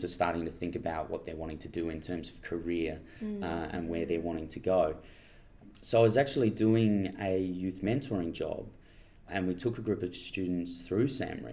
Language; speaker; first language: English; native; English